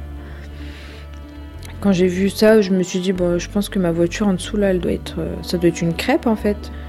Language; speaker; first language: French; native; French